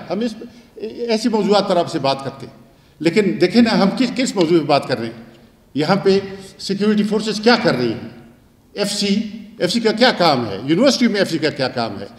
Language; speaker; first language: Urdu; non-native, local second language; Pashto